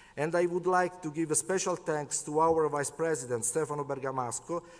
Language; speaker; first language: English; non-native, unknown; Italian